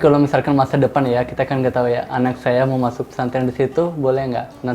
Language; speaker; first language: Indonesian; native; Indonesian